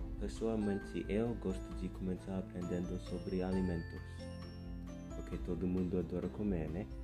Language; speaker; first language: Portuguese; non-native, fluent; English